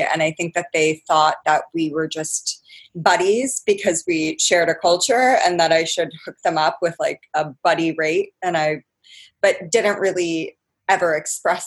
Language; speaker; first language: English; native; English